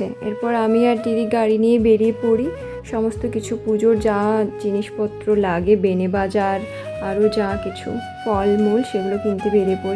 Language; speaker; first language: Bangla; native; Bangla